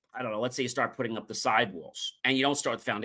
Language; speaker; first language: English; native; English